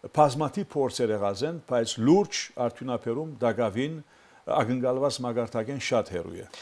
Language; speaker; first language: Armenian; early bilingual, heritage; Armenian